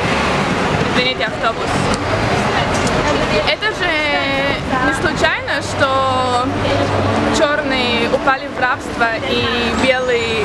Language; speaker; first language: Russian; early bilingual, heritage; Russian